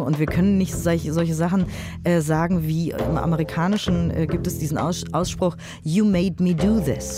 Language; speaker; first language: German; native; German